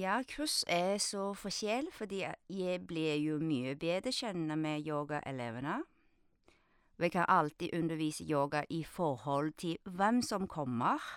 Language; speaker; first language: Norwegian; non-native, fluent; Chinese